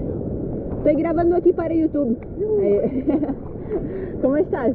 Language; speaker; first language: Spanish; non-native, fluent; Portuguese